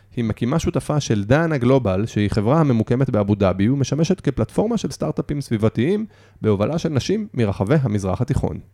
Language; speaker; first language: Hebrew; native; Hebrew